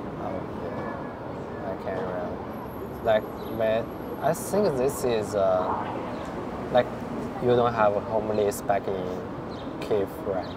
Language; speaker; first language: English; non-native, fluent; Chinese